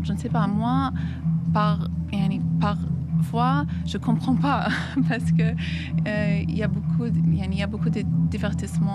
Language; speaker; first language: French; non-native, fluent; Arabic